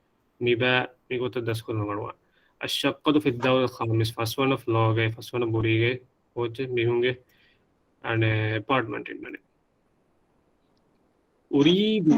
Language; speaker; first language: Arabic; non-native, fluent; Divehi